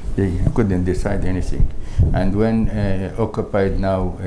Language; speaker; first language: English; non-native, learner; Crimean Tatar